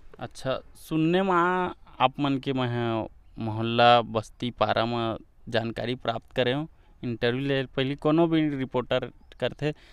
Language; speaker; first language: Hindi; native; Hindi